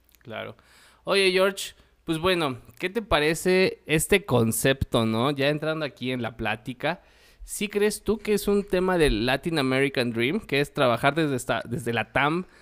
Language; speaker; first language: Spanish; native; Spanish